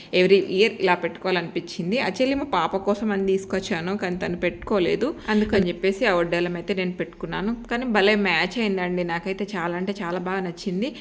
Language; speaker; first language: Telugu; non-native, local second language; Lambadi